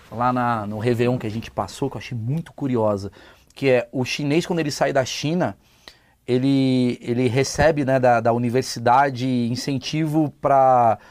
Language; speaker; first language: Portuguese; native; Portuguese